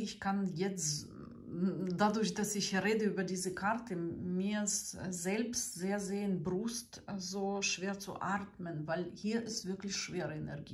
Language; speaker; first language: German; non-native, fluent; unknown